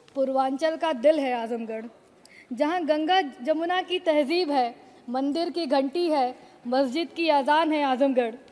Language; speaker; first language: Hindi; native; Hindi